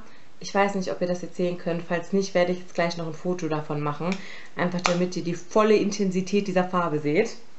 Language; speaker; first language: German; native; German